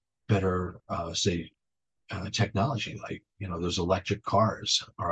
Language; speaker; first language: English; native; English